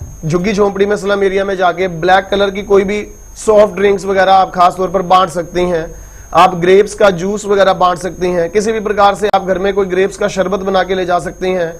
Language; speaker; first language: Hindi; native; Hindi